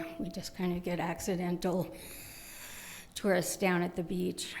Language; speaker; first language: English; native; English